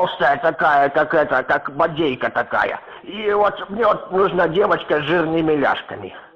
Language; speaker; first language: Russian; native; Russian